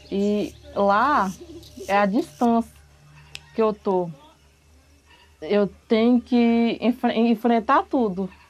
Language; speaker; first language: Portuguese; non-native, local second language; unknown